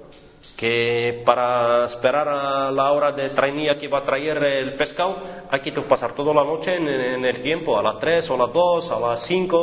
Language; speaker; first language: Spanish; non-native, fluent; Arabic